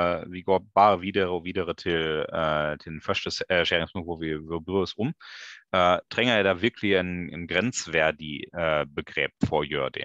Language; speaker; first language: Norwegian; non-native, fluent; German